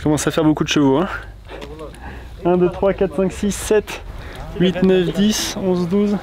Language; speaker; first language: French; native; French